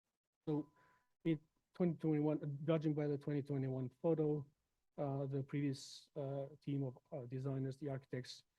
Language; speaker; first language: English; non-native, fluent; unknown